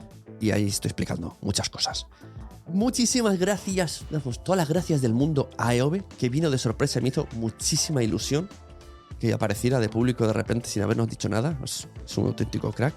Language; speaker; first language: Spanish; native; Spanish